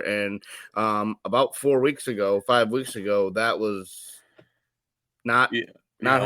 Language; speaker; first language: English; native; English